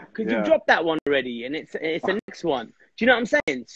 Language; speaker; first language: English; native; English